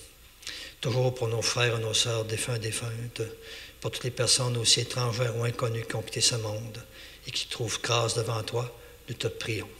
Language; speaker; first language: French; native; French